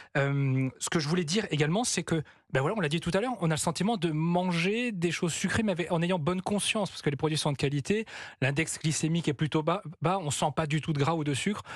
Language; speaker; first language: French; native; French